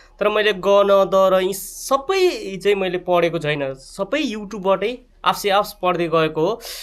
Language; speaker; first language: Nepali; native; Nepali